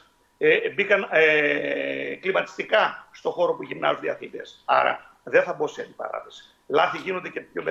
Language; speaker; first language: Greek; native; Greek